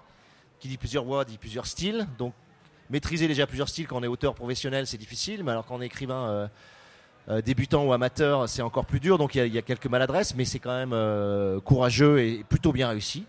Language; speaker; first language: French; native; French